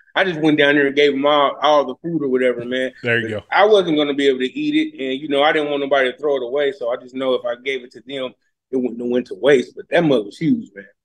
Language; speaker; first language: English; native; English